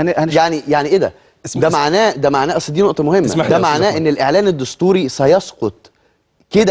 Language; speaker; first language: Arabic; native; Arabic